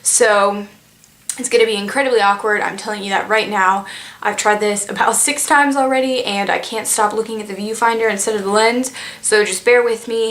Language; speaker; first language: English; native; English